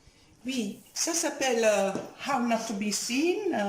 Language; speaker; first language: French; non-native, fluent; Dutch